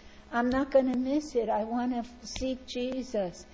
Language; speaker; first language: English; native; English